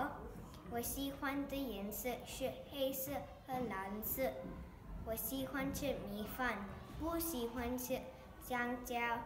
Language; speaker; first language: Chinese; early bilingual, heritage; Chinese